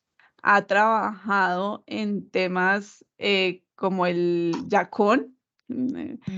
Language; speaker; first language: Spanish; native; Spanish